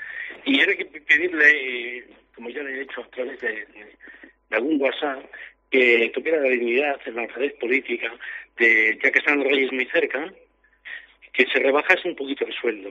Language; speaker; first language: Spanish; native; Spanish